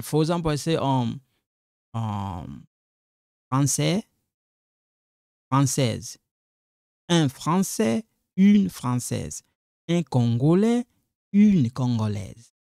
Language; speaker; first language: French; non-native, local second language; Lingala